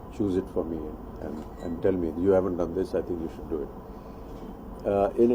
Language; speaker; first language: English; non-native, local second language; Hindi